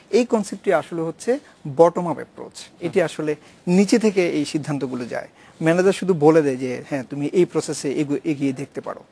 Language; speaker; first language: Bangla; native; Bangla